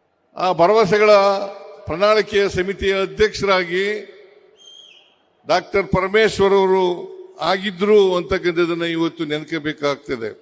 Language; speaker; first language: Kannada; native; Kannada